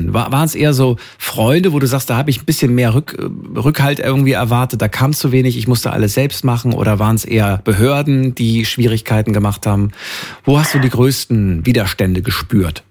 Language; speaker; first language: German; native; German